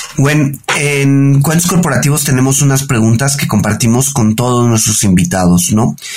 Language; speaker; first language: Spanish; native; Spanish